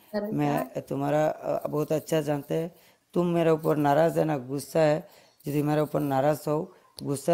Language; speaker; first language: Hindi; non-native, learner; Bangla